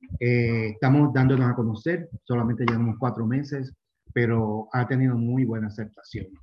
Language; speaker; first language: Spanish; native; Spanish